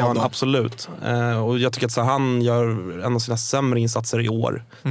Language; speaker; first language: Swedish; native; Swedish